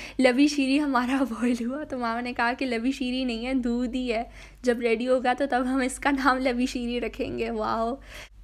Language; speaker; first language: Urdu; native; Urdu